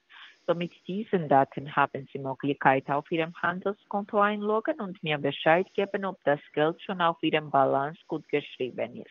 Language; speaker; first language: German; non-native, learner; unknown